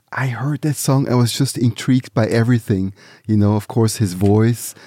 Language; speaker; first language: English; early bilingual, other home language; Swiss German